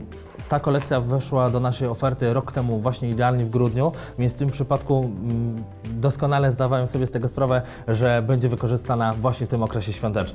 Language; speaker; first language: Polish; native; Polish